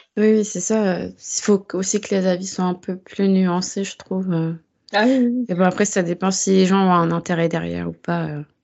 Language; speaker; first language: French; native; French